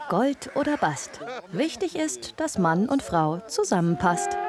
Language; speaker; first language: German; native; German